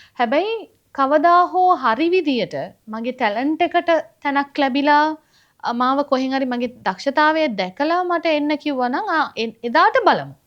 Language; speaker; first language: Sinhala; non-native, local second language; Tamil